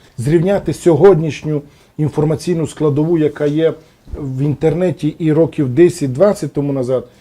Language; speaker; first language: Ukrainian; non-native, local second language; Romany